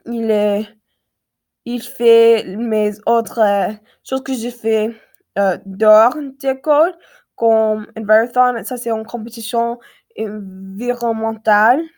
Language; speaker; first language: French; non-native, learner; English